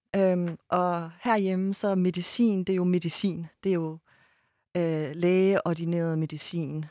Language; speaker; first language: Danish; early bilingual, other home language; Persian